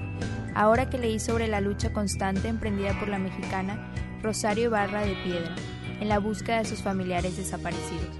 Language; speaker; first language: Spanish; native; Spanish